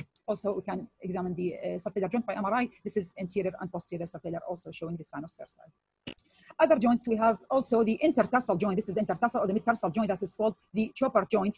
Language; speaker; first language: English; non-native, fluent; Arabic